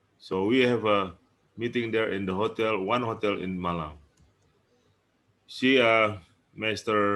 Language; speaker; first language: English; non-native, learner; Indonesian